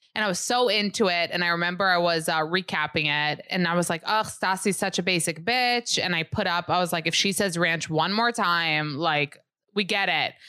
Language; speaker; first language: English; early bilingual, other home language; Hebrew